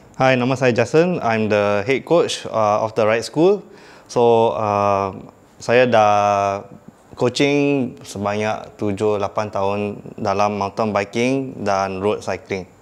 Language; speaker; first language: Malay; non-native, local second language; Chinese